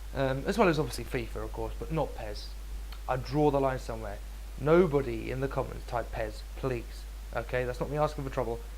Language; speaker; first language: English; native; English